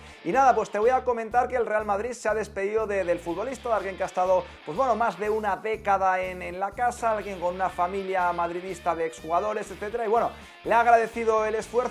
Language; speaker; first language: Spanish; native; Spanish